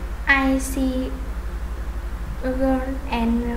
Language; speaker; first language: English; non-native, learner; Vietnamese